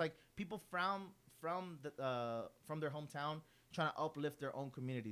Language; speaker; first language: English; early bilingual, other home language; Spanish